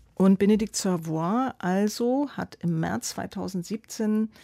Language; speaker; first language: German; native; German